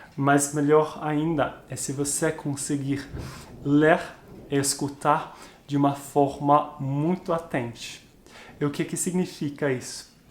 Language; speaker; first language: Portuguese; non-native, fluent; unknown